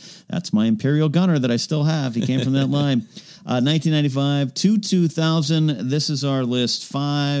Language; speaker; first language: English; native; English